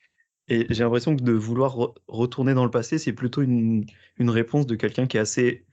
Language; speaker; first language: French; native; French